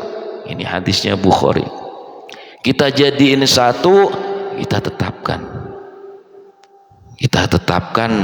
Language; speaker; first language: Indonesian; native; Indonesian